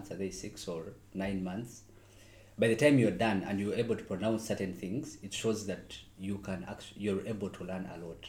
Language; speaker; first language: English; non-native, local second language; Nyankole